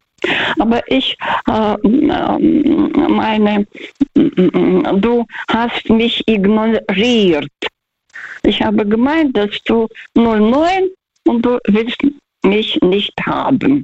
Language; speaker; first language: German; non-native, fluent; Russian